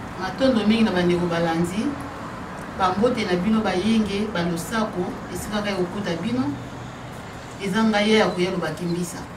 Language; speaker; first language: Lingala; non-native, local second language; Kongo